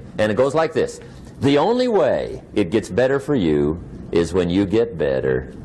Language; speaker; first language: English; native; English